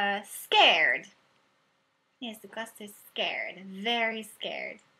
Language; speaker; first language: English; non-native, fluent; Hungarian